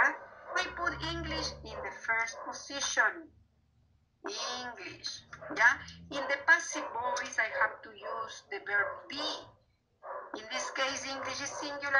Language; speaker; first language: English; non-native, fluent; Spanish